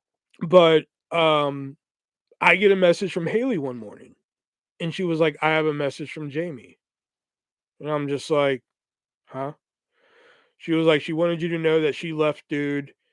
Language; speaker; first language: English; native; English